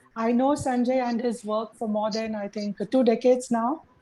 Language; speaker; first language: English; non-native, local second language; Hindi